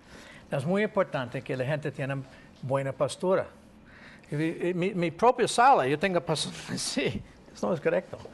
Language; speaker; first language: Spanish; non-native, learner; English